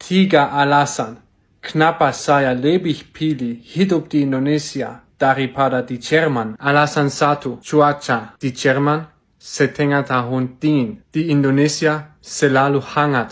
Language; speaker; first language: Indonesian; non-native, fluent; German